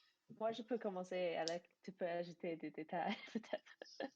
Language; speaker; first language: French; non-native, fluent; English